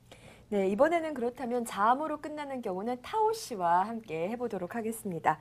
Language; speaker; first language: Korean; native; Korean